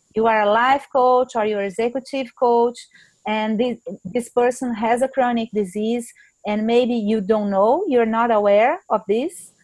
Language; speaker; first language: English; non-native, fluent; Portuguese